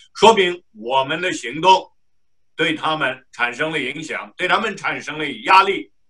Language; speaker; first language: Chinese; non-native, local second language; Uyghur